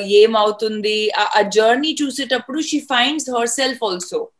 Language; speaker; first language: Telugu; non-native, fluent; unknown